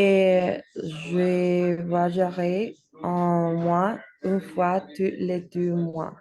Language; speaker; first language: French; non-native, learner; Spanish